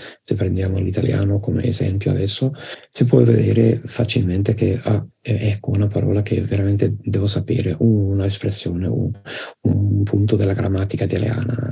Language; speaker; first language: Italian; non-native, fluent; English